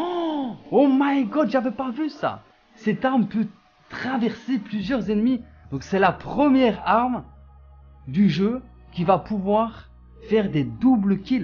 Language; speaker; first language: French; native; French